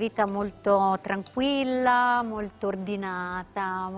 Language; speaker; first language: Italian; native; Italian